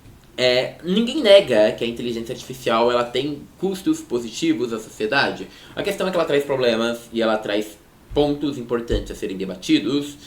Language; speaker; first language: Portuguese; native; Portuguese